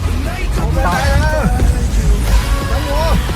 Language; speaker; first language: Chinese; native; Chinese